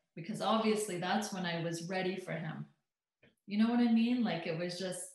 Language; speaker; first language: English; native; English